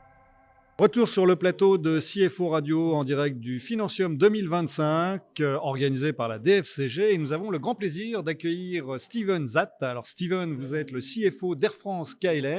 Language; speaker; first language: French; native; French